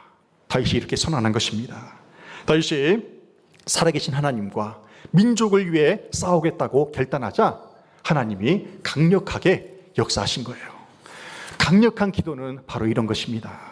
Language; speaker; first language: Korean; native; Korean